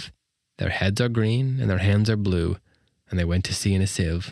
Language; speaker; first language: English; native; English